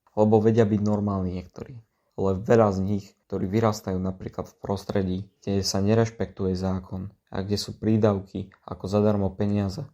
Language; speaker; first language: Slovak; native; Slovak